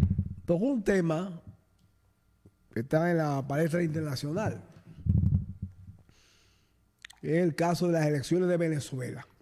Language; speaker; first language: Spanish; native; Spanish